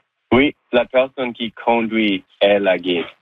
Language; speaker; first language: French; non-native, local second language; English